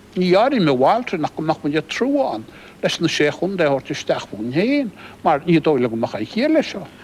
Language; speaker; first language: Irish; native; Irish